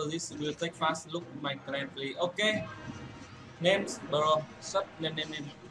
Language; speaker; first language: English; non-native, learner; Vietnamese